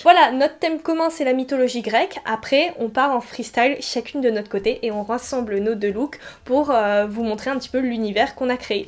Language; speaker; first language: French; native; French